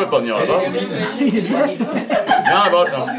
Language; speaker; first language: French; native; French